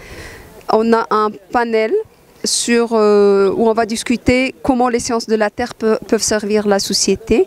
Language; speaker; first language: French; non-native, local second language; Arabic